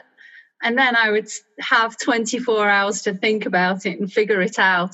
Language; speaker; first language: English; native; English